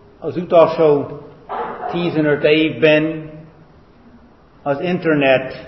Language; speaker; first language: Hungarian; non-native, fluent; English